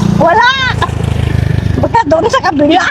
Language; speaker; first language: Filipino; non-native, local second language; Iloko